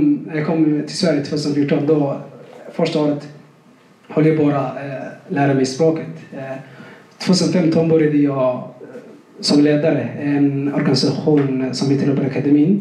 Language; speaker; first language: Swedish; non-native, fluent; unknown